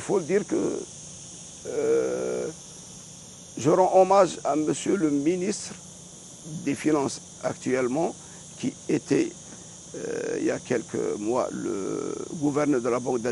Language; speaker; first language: French; non-native, local second language; Arabic